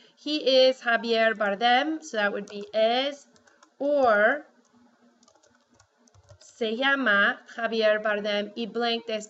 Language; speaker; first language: Spanish; non-native, fluent; English